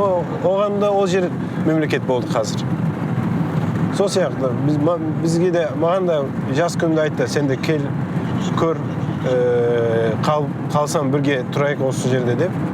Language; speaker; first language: Kazakh; early bilingual, heritage; Kazakh